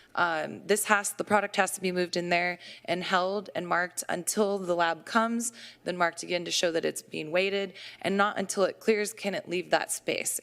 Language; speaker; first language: English; native; English